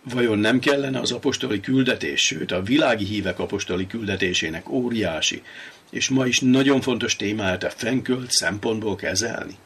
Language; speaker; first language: Hungarian; native; Hungarian